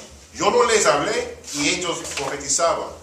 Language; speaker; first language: Spanish; early bilingual, heritage; Spanish